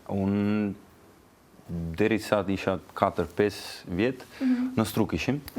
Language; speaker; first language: Albanian; non-native, learner; Turkish